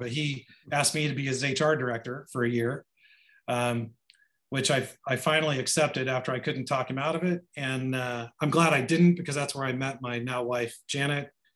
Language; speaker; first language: English; native; English